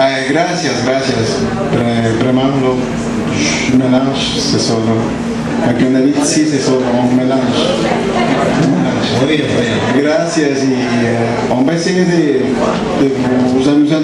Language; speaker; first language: French; non-native, learner; Spanish